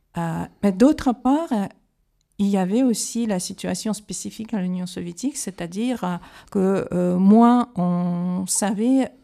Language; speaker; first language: French; non-native, fluent; Russian